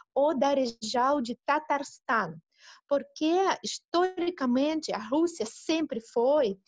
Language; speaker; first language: Portuguese; non-native, fluent; Russian